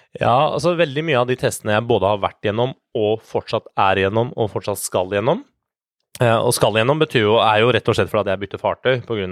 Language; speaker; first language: Norwegian; early bilingual, other home language; Persian